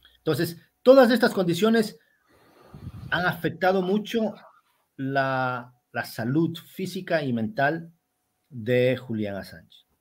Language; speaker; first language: Spanish; native; Spanish